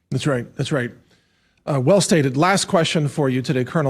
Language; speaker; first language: English; native; English